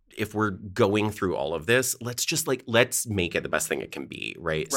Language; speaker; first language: English; native; English